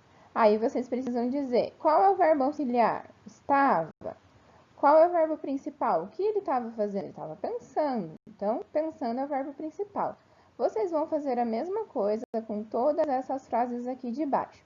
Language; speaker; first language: Portuguese; native; Portuguese